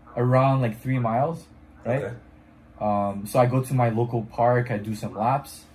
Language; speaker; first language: English; non-native, fluent; French